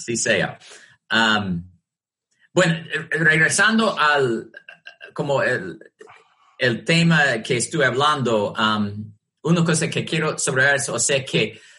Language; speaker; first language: Spanish; non-native, fluent; English